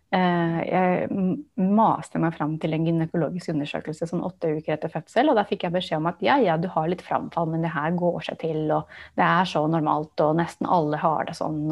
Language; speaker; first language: Norwegian; non-native, fluent; English